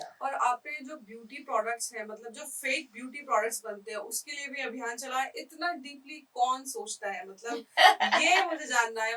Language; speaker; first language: Hindi; native; Hindi